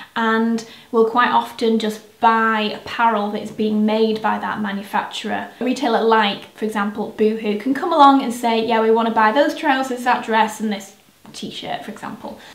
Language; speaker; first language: English; native; English